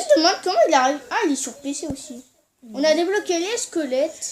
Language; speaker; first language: French; native; French